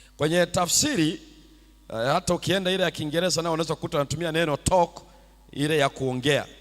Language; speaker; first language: Swahili; native; Swahili